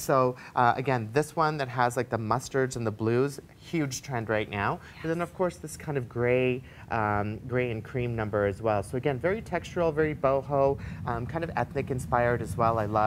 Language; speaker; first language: English; native; English